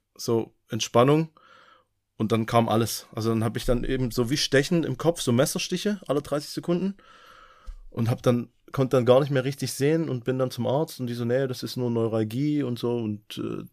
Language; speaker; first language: German; native; German